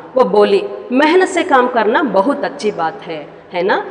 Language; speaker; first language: Hindi; non-native, local second language; Kannada